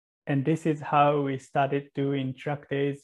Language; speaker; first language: English; non-native, fluent; Japanese